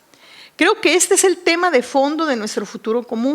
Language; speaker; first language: Spanish; native; Spanish